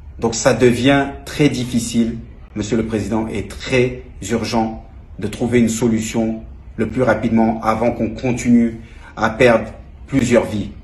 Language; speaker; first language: French; native; French